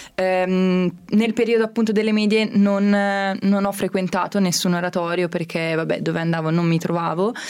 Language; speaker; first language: Italian; native; Italian